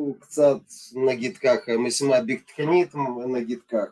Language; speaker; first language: Hebrew; non-native, fluent; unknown